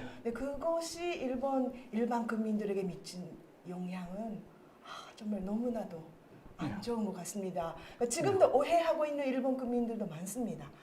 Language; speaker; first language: Korean; non-native, fluent; Japanese